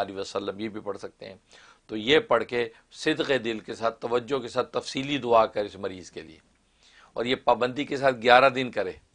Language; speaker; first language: Urdu; non-native, local second language; Kashmiri